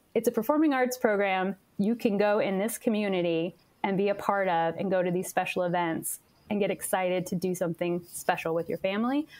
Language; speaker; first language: English; native; English